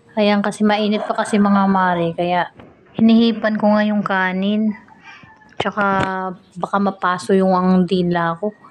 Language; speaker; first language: Filipino; non-native, local second language; Cebuano